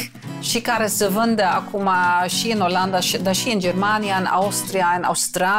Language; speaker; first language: Romanian; non-native, fluent; Dutch